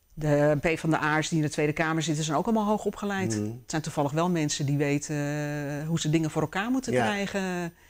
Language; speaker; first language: Dutch; native; Dutch